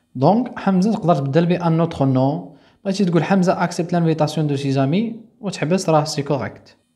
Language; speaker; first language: French; non-native, local second language; Arabic